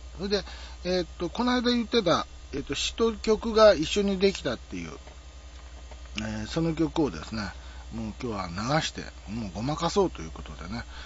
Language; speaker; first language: Japanese; native; Japanese